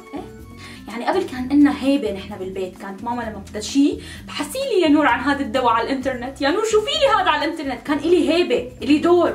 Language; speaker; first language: Arabic; native; Arabic